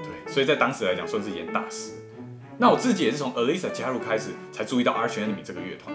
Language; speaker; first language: Chinese; native; Chinese